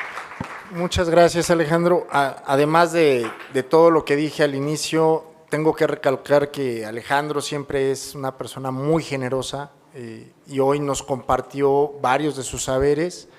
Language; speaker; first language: Spanish; native; Spanish